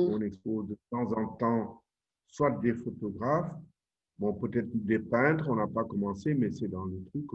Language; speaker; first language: French; non-native, local second language; Wolof